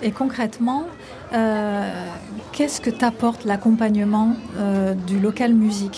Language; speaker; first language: French; native; French